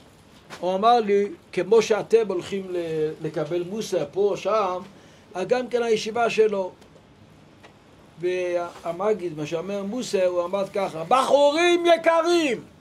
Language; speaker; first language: Hebrew; non-native, local second language; Yiddish